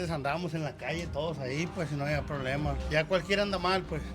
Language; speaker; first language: Spanish; native; Spanish